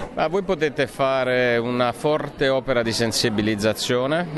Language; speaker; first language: Italian; native; Italian